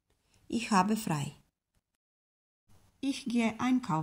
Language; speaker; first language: German; non-native, fluent; Serbian